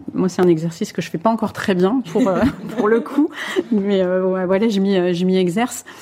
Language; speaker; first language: French; native; French